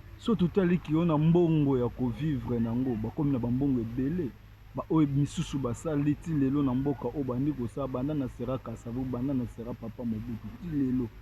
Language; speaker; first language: Lingala; non-native, local second language; Kongo